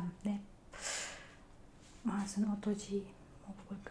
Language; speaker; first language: Korean; non-native, learner; Indonesian